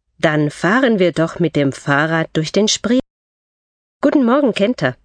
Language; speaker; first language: German; native; German